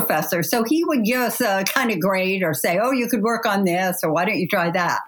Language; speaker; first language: English; native; English